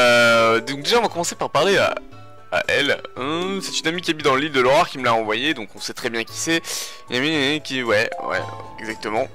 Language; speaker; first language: French; native; French